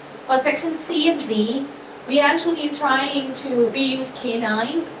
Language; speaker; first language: English; non-native, fluent; Thai